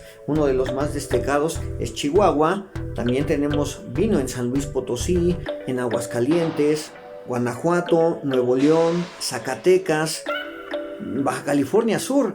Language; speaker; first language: Spanish; native; Spanish